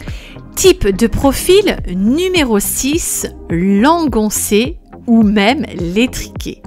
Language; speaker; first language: French; native; French